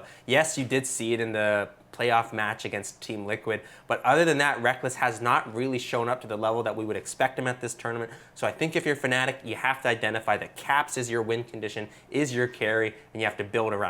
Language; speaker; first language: English; native; English